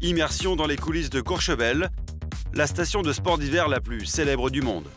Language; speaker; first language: French; native; French